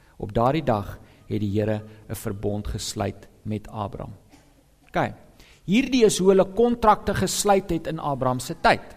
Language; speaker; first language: Afrikaans; non-native, local second language; English